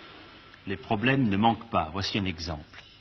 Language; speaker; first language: French; native; French